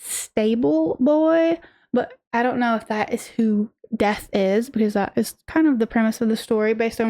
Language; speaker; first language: English; native; English